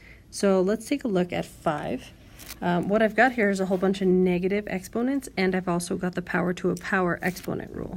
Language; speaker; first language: English; native; English